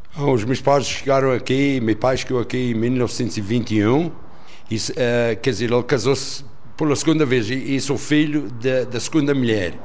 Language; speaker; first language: Portuguese; native; Portuguese